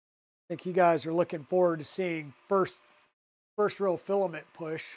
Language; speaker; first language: English; native; English